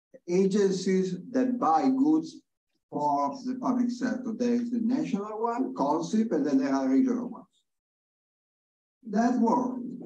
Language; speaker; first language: English; non-native, fluent; Italian